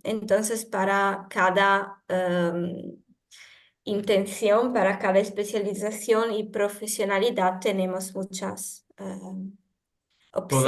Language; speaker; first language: Spanish; non-native, fluent; Italian